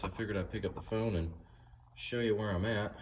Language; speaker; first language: English; native; English